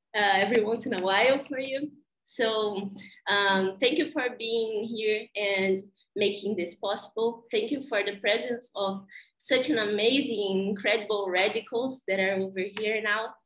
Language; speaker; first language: English; non-native, fluent; Portuguese